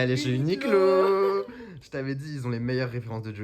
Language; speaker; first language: French; native; French